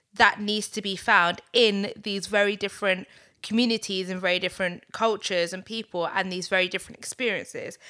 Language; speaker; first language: English; native; English